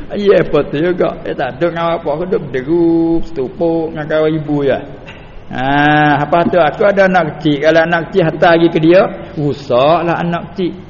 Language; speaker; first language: Malay; native; Malay